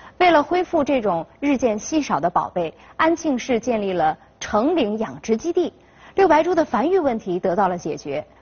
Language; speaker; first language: Chinese; native; Chinese